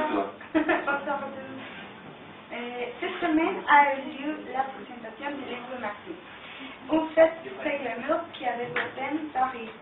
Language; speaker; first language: French; non-native, learner; Spanish